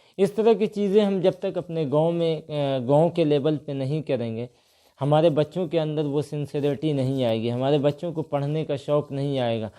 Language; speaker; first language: Urdu; native; Urdu